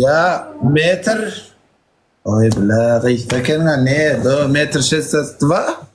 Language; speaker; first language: Russian; non-native, learner; Turkmen